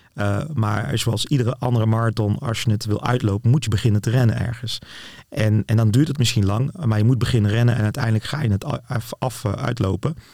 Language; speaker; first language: Dutch; early bilingual, other home language; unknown